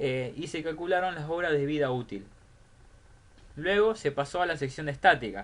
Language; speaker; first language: Spanish; native; Spanish